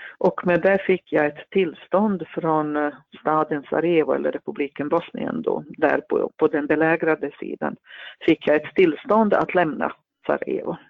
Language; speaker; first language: Swedish; non-native, fluent; Bosnian